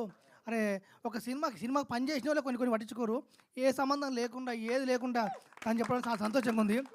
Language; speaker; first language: Telugu; native; Telugu